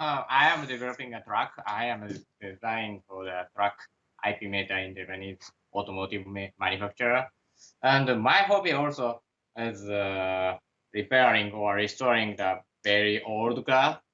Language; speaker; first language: English; non-native, learner; Japanese